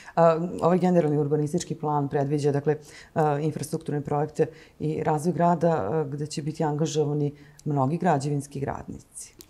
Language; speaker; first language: Bosnian; native; Bosnian